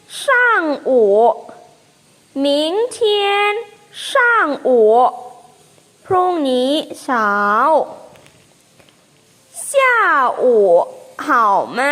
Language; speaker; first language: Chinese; non-native, fluent; Thai